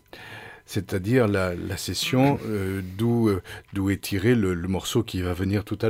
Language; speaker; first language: French; native; French